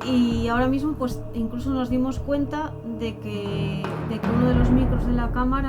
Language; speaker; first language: Spanish; native; Spanish